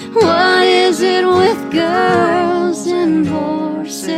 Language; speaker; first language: English; native; English